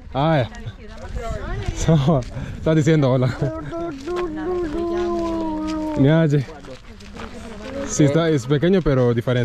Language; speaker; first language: Spanish; non-native, learner; Swahili